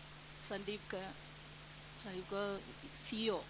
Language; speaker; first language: Hindi; non-native, local second language; Malayalam